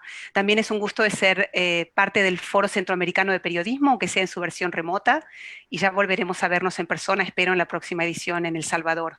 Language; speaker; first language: Spanish; native; Spanish